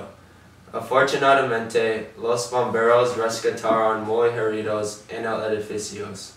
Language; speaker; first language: Spanish; non-native, learner; English